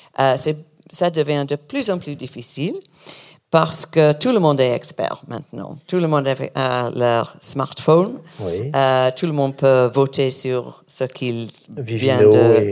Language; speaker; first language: French; non-native, learner; English